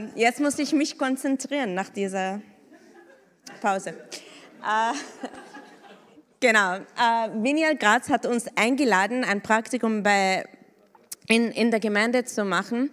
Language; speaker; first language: German; non-native, fluent; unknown